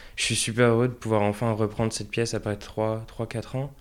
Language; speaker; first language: French; native; French